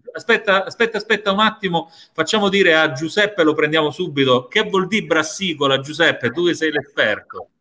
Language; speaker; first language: Italian; native; Italian